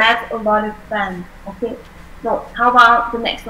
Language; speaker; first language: English; non-native, fluent; Vietnamese